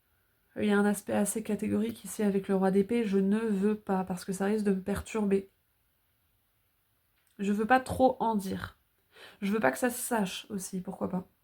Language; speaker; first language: French; native; French